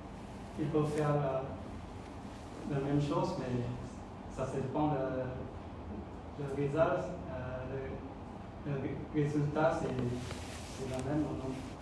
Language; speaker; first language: French; non-native, learner; Khmer